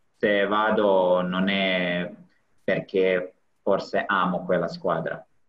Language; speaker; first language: Italian; non-native, fluent; Serbian